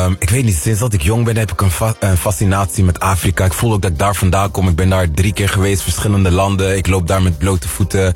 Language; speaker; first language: Dutch; non-native, local second language; Papiamento